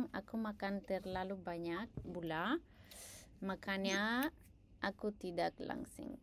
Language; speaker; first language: Indonesian; non-native, learner; English